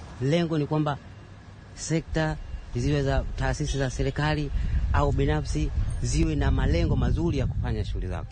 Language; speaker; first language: Swahili; native; Swahili